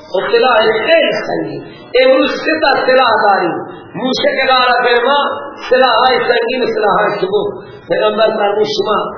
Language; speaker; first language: Persian; native; Persian